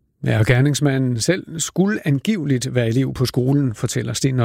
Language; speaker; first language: Danish; native; Danish